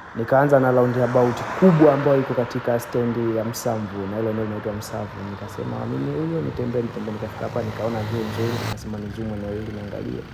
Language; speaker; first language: Swahili; native; Swahili